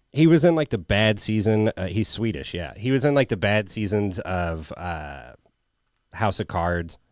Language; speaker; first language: English; native; English